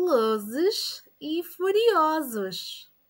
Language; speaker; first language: Portuguese; non-native, learner; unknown